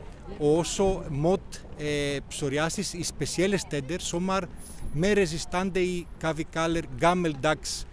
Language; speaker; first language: Norwegian; non-native, fluent; Greek